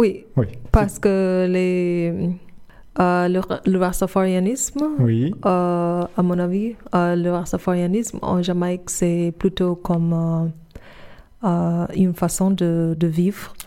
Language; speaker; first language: French; non-native, fluent; English